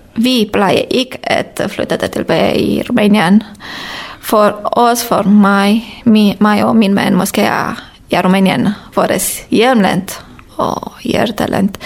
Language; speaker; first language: Danish; non-native, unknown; Romanian